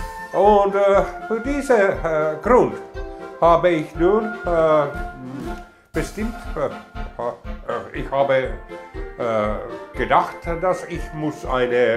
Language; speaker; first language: German; non-native, learner; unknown